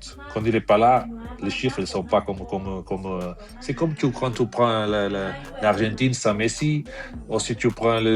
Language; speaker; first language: French; non-native, fluent; Portuguese